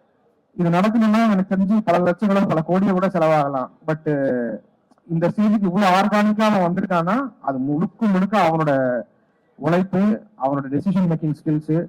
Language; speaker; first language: Tamil; native; Tamil